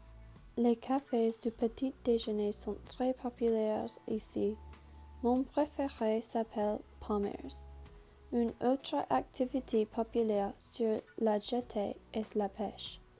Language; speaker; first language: French; non-native, learner; English